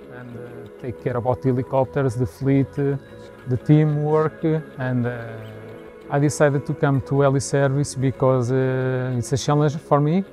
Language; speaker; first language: English; non-native, learner; Portuguese